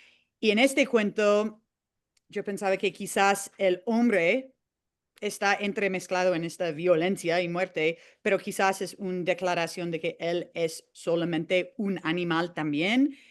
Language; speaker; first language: Spanish; non-native, fluent; English